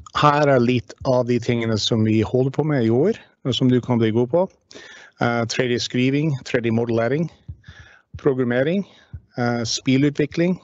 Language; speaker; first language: Norwegian; non-native, fluent; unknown